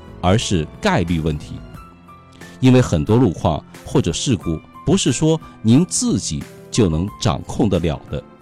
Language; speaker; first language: Chinese; native; Chinese